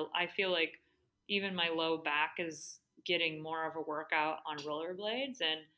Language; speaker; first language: English; native; English